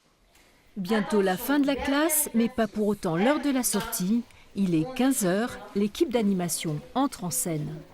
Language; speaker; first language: French; native; French